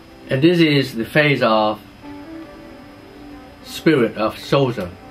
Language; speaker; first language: English; non-native, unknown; Vietnamese